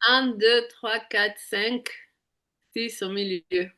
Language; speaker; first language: French; non-native, fluent; Hebrew